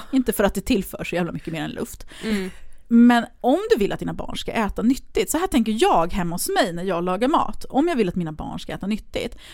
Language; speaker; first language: Swedish; early bilingual, other home language; Greek